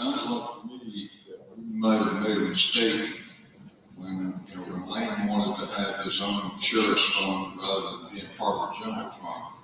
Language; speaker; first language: English; native; English